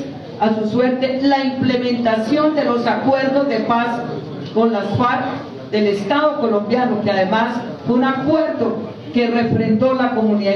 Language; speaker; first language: Spanish; native; Spanish